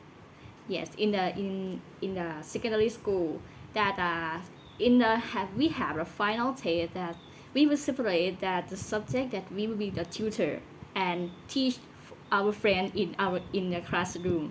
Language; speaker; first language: English; non-native, learner; Thai